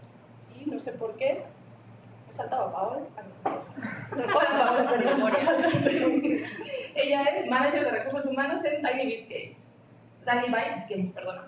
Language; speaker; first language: Spanish; native; Spanish